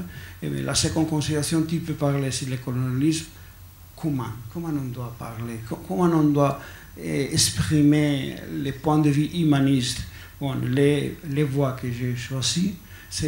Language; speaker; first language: French; non-native, learner; Basque